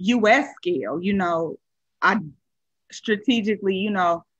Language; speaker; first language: English; native; English